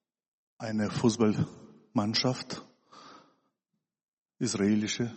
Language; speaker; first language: German; non-native, fluent; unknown